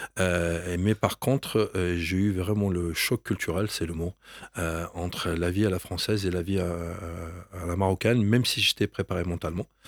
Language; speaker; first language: French; non-native, local second language; Arabic